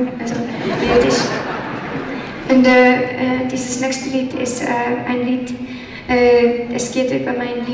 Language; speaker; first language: German; non-native, fluent; Icelandic